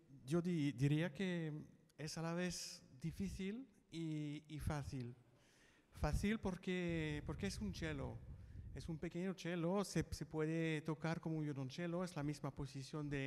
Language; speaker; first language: Spanish; non-native, fluent; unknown